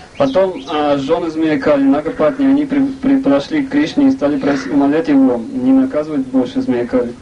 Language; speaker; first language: Russian; native; Russian